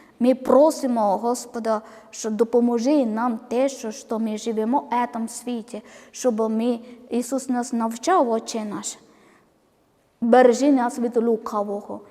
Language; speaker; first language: Ukrainian; non-native, learner; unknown